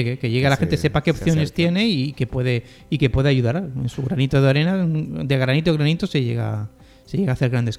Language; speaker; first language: Spanish; native; Spanish